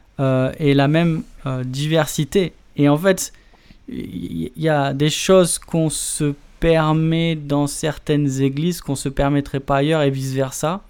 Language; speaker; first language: French; native; French